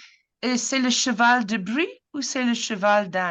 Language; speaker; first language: French; non-native, fluent; English